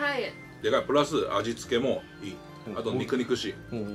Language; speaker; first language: Japanese; native; Japanese